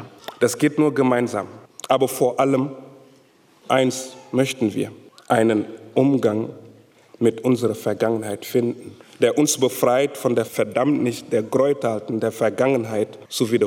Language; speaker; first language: German; non-native, fluent; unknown